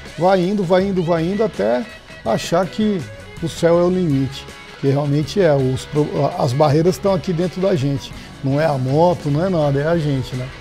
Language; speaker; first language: Portuguese; native; Portuguese